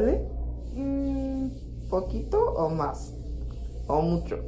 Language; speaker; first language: Spanish; non-native, learner; English